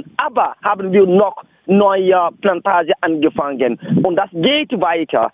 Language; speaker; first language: German; non-native, learner; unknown